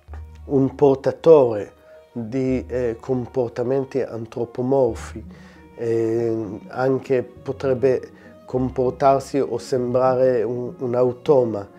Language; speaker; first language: Italian; non-native, fluent; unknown